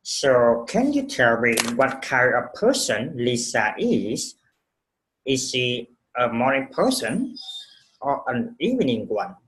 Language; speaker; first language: English; non-native, fluent; Vietnamese